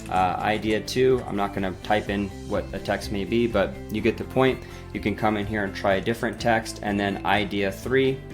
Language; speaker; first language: English; native; English